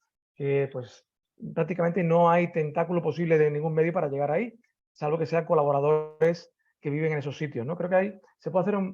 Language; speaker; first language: Spanish; native; Spanish